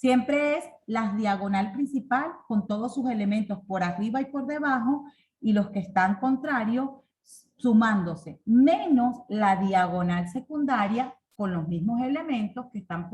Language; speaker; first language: Spanish; native; Spanish